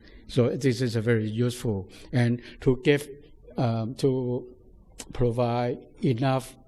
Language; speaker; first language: English; non-native, fluent; Thai